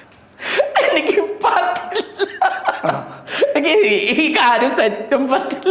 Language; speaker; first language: Malayalam; non-native, local second language; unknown